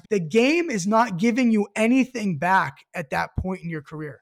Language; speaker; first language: English; native; English